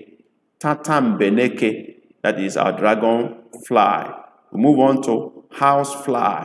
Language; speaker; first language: English; non-native, local second language; Igbo